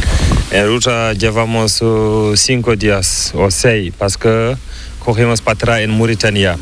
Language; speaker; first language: Spanish; non-native, learner; Fula